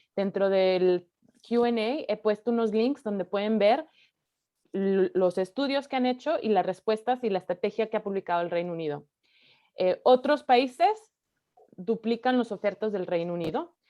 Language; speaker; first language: Spanish; early bilingual, heritage; Spanish